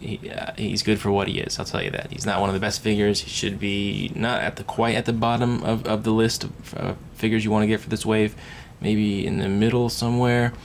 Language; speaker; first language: English; native; English